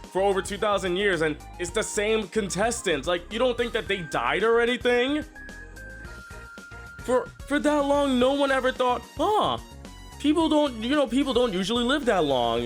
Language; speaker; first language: English; native; English